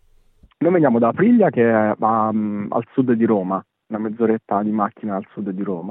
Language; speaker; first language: Italian; native; Italian